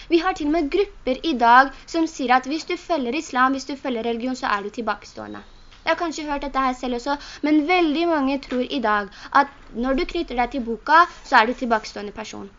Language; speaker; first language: Norwegian; early bilingual, other home language; Urdu